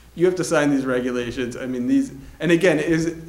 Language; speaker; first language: English; native; English